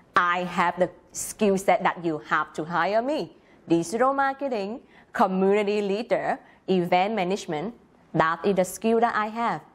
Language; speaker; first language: English; non-native, learner; Vietnamese